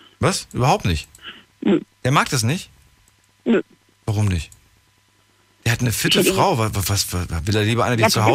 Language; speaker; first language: German; native; German